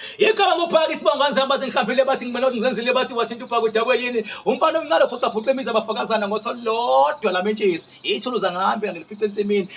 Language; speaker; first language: Zulu; native; Zulu